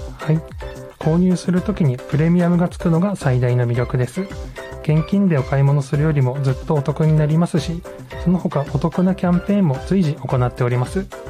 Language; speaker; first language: Japanese; native; Japanese